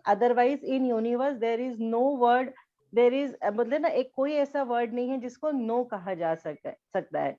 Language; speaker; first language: Hindi; native; Hindi